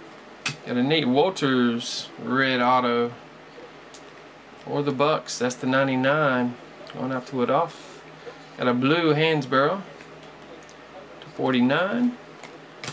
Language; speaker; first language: English; native; English